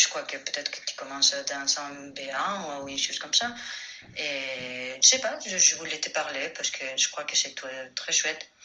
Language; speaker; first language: French; non-native, fluent; Spanish